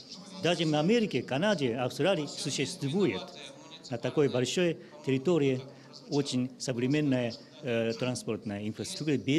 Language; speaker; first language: Russian; non-native, learner; Japanese